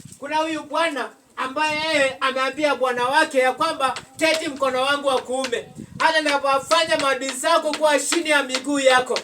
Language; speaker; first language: Swahili; non-native, local second language; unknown